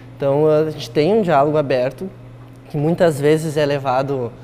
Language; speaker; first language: Portuguese; native; Portuguese